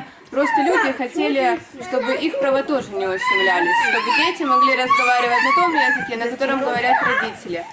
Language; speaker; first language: Russian; native; Russian